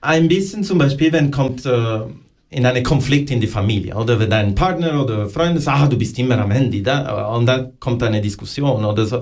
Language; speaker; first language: German; non-native, learner; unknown